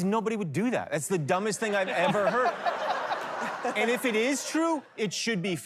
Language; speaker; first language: English; native; English